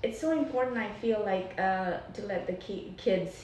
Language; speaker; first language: English; non-native, local second language; Nepali